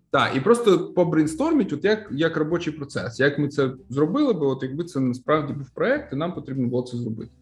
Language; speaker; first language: Ukrainian; non-native, local second language; Russian